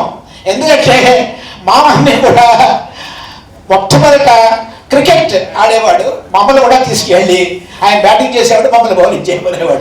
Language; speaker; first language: Telugu; native; Telugu